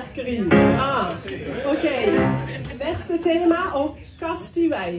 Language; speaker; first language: Norwegian; non-native, fluent; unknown